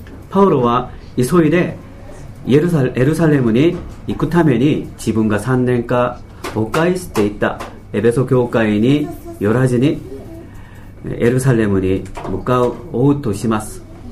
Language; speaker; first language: Japanese; non-native, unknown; Korean